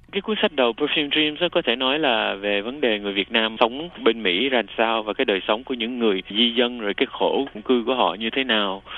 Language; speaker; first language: Vietnamese; native; Vietnamese